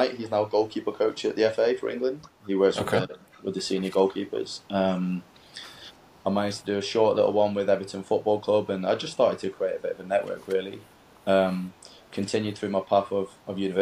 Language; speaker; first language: English; native; English